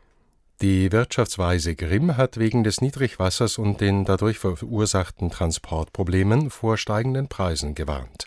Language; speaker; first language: German; native; German